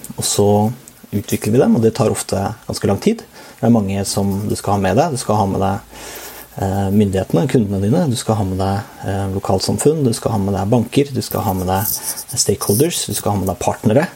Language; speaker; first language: Norwegian; native; Norwegian